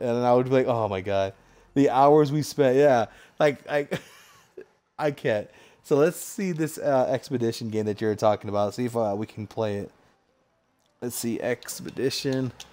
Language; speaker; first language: English; native; English